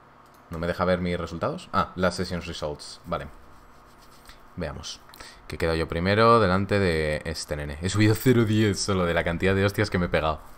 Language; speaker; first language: Spanish; native; Spanish